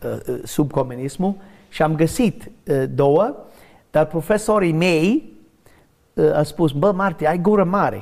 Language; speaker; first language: Romanian; non-native, learner; English